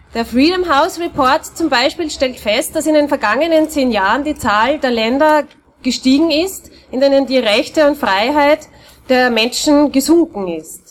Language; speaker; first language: German; native; German